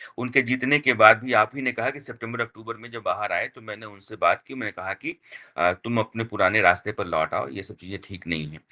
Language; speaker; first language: Hindi; native; Hindi